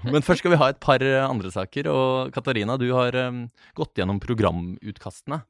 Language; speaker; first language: Norwegian; native; Norwegian